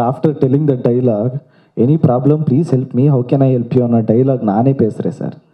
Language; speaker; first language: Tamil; non-native, learner; Kannada